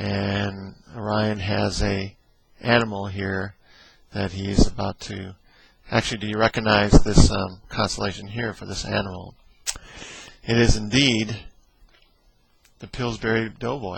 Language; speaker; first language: English; native; English